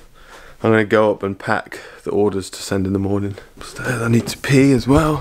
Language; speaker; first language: English; native; English